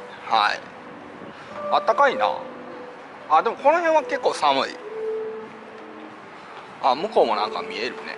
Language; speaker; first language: Japanese; native; Japanese